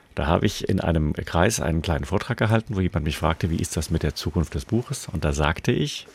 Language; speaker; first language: German; native; German